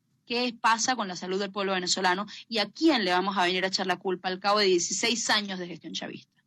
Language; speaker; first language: Spanish; native; Spanish